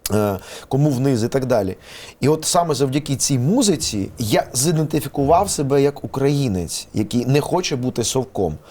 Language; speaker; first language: Ukrainian; non-native, local second language; Russian